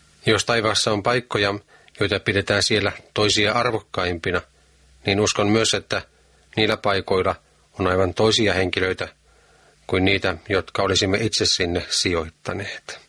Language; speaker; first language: Finnish; native; Finnish